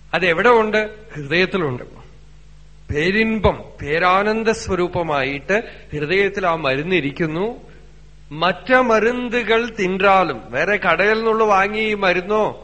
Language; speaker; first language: Malayalam; native; Malayalam